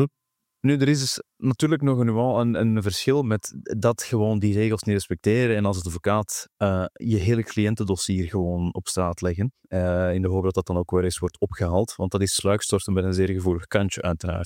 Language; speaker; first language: Dutch; native; Dutch